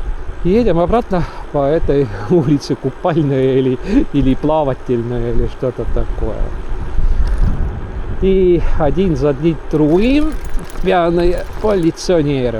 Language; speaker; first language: Russian; non-native, local second language; Estonian